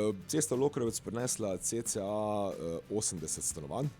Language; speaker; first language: Slovenian; native; Slovenian